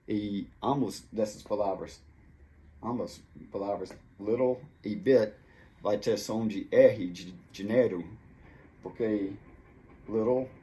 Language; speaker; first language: Portuguese; non-native, fluent; English